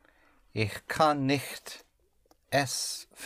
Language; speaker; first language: German; non-native, learner; English